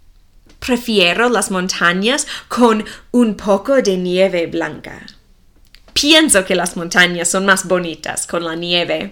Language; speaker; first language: Spanish; non-native, fluent; English